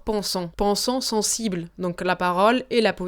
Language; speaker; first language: French; native; French